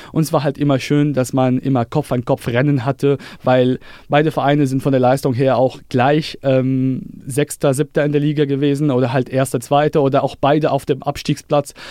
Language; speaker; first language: German; non-native, fluent; Arabic